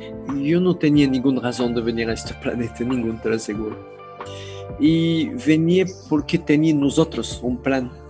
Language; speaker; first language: Spanish; non-native, learner; French